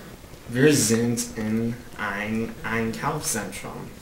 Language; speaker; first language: German; non-native, learner; English